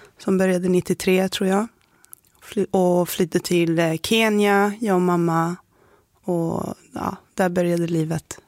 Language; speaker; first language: Swedish; early bilingual, other home language; Somali